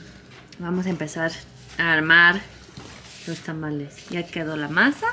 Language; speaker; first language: Spanish; non-native, fluent; English